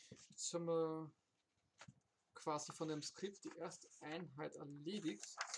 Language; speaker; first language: German; native; German